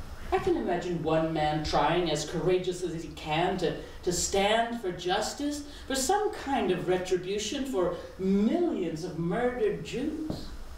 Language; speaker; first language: English; native; English